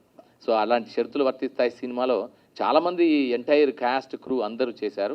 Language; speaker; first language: Telugu; native; Telugu